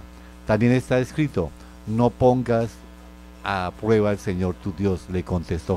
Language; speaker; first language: Spanish; native; Spanish